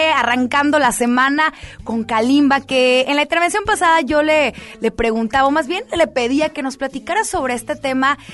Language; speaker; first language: Spanish; native; Spanish